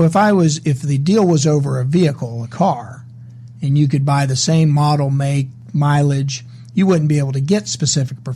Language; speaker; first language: English; native; English